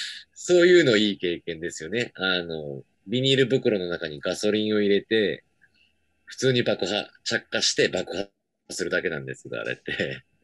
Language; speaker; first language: Japanese; native; Japanese